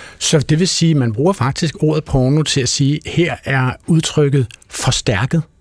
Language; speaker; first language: Danish; native; Danish